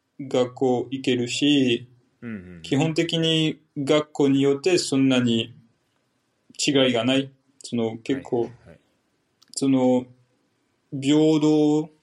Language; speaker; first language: Japanese; non-native, fluent; French